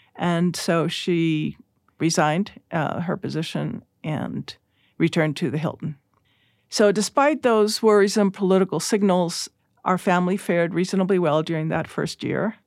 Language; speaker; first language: English; early bilingual, other home language; Spanish